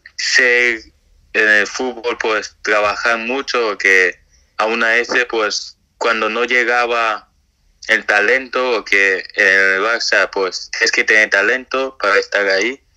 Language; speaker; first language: Spanish; native; Spanish